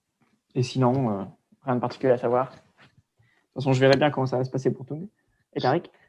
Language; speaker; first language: French; native; French